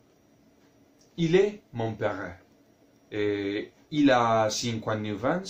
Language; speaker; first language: French; non-native, learner; Spanish